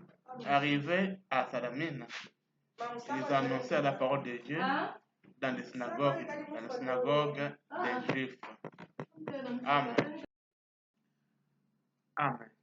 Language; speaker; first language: French; non-native, fluent; Portuguese